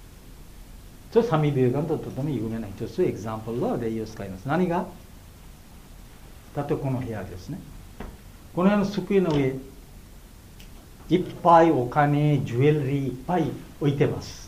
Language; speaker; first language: Japanese; non-native, fluent; Bangla